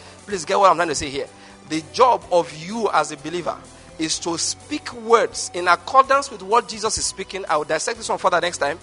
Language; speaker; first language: English; non-native, local second language; Igbo